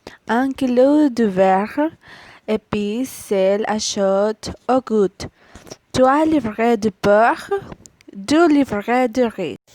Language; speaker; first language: French; non-native, learner; Spanish